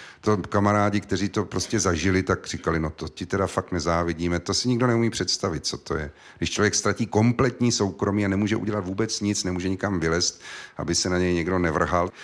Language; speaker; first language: Czech; native; Czech